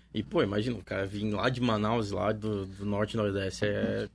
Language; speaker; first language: Portuguese; native; Portuguese